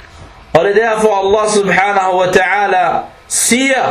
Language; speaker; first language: Danish; early bilingual, other home language; Arabic